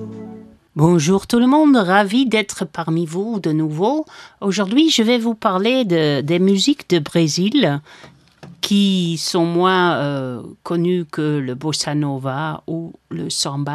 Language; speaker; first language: French; non-native, fluent; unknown